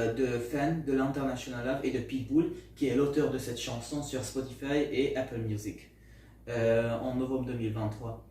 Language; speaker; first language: French; non-native, learner; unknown